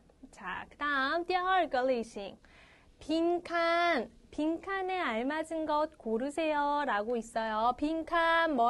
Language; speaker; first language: Korean; non-native, fluent; Chinese